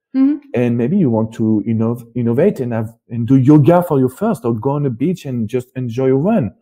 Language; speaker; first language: English; non-native, fluent; French